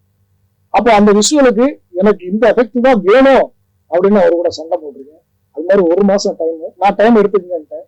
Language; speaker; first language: Tamil; native; Tamil